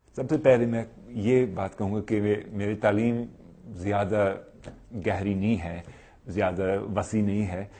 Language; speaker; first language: Urdu; non-native, fluent; English